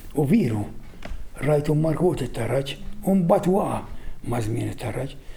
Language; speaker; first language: Maltese; native; Maltese